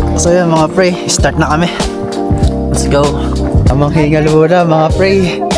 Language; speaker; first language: Filipino; non-native, local second language; Hiligaynon